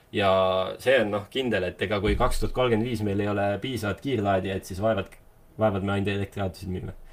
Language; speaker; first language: Estonian; native; Estonian